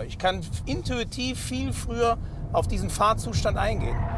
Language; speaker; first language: German; native; German